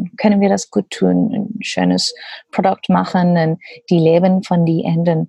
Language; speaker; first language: German; non-native, learner; English